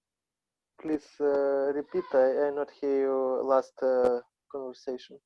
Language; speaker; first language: English; non-native, learner; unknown